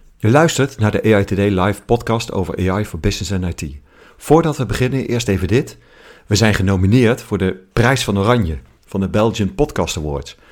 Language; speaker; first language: Dutch; native; Dutch